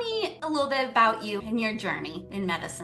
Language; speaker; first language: English; native; English